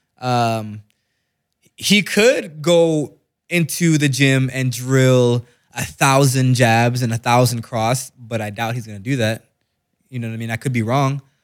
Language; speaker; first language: English; native; English